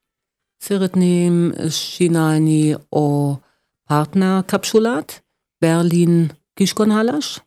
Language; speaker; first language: Hungarian; non-native, learner; German